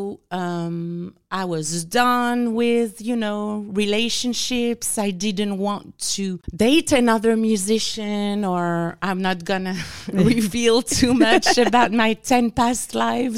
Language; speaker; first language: English; non-native, fluent; French